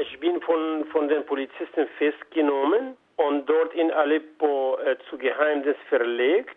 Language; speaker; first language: German; non-native, fluent; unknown